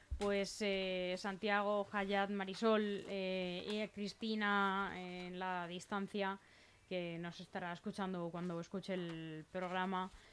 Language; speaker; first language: Spanish; native; Spanish